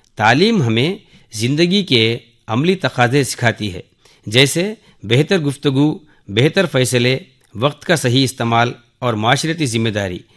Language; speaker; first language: Urdu; native; Urdu